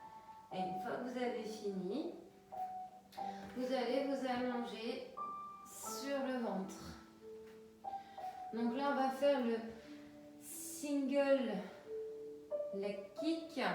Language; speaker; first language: French; native; French